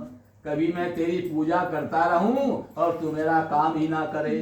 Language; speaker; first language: Hindi; native; Hindi